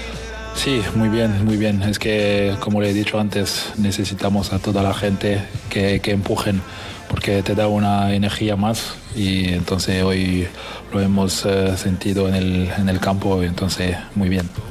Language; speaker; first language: Spanish; non-native, fluent; French